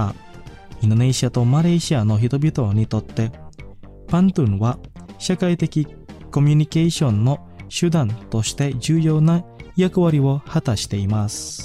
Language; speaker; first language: Japanese; non-native, fluent; Indonesian